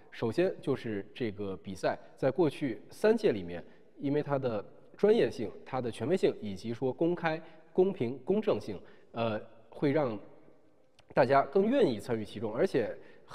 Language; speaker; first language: Chinese; native; Chinese